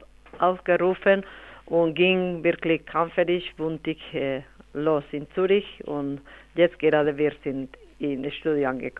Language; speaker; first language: German; non-native, fluent; Spanish